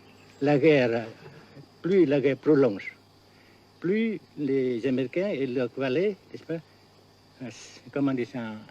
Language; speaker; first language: French; non-native, local second language; Vietnamese